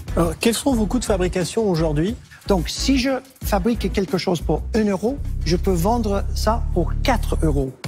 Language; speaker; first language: French; non-native, fluent; English